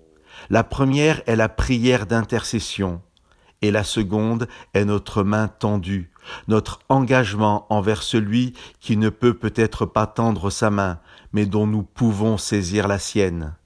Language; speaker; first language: French; native; French